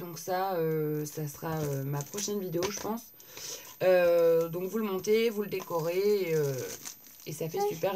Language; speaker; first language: French; native; French